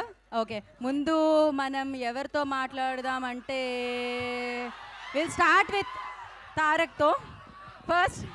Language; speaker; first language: Telugu; native; Telugu